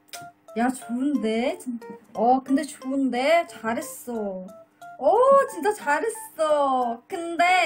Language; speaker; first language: Korean; non-native, learner; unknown